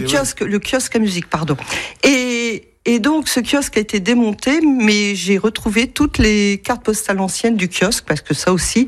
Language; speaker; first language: French; native; French